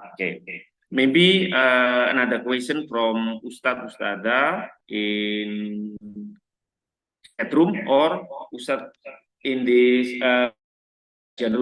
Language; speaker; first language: English; non-native, learner; Indonesian